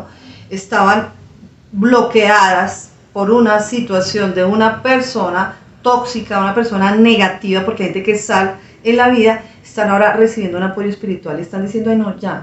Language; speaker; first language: Spanish; native; Spanish